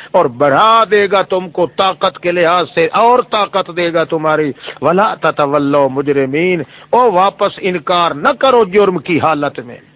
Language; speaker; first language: Urdu; non-native, local second language; Saraiki